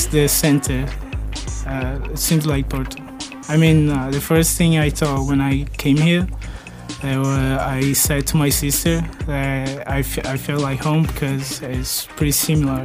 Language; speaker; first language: English; non-native, fluent; Portuguese